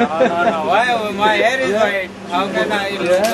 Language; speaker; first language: English; non-native, learner; Hindi